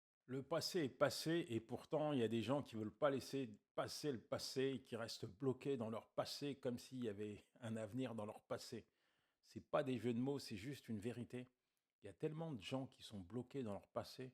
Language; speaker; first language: French; native; French